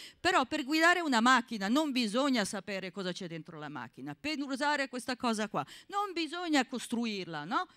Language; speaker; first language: Italian; non-native, fluent; Serbian